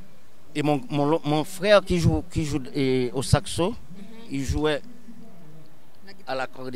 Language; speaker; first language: French; non-native, local second language; Haitian Creole